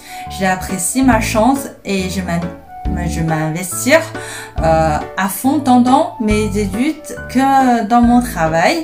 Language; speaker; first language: French; non-native, fluent; Chinese